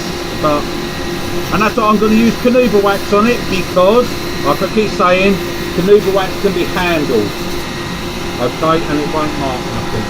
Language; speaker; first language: English; native; English